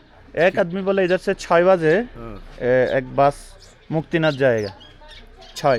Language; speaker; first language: Hindi; non-native, learner; Bangla